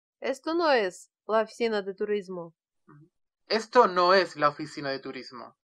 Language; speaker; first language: Spanish; non-native, fluent; Russian